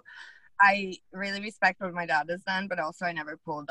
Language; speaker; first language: English; non-native, fluent; Italian